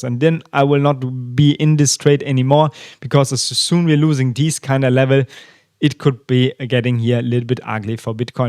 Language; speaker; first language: English; non-native, fluent; German